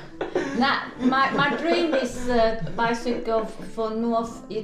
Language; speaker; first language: English; non-native, learner; Swedish